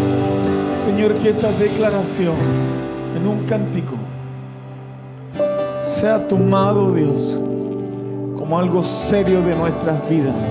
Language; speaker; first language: Spanish; native; Spanish